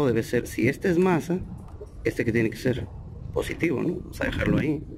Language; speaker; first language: Spanish; native; Spanish